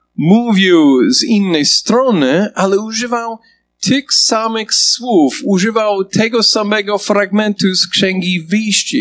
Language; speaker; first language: Polish; non-native, fluent; English